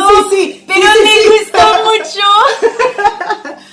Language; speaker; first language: Spanish; non-native, learner; French